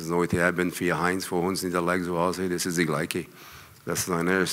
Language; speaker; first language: German; non-native, learner; French